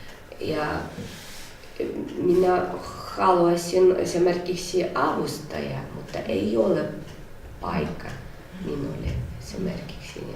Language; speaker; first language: Finnish; non-native, learner; Russian